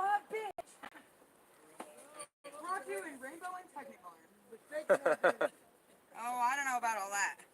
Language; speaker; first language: English; native; English